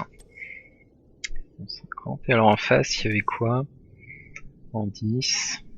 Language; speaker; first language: French; native; French